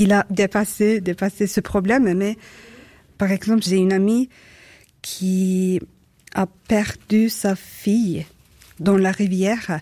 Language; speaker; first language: French; non-native, fluent; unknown